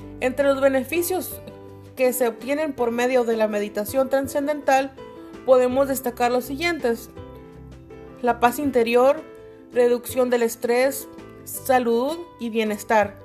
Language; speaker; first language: Spanish; native; Spanish